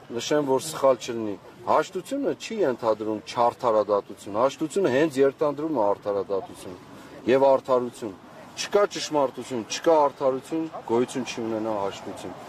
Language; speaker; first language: Armenian; native; Armenian